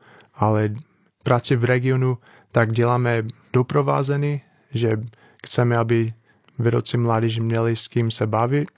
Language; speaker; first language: Czech; non-native, fluent; English